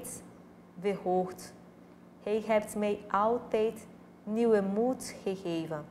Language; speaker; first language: Dutch; non-native, fluent; Portuguese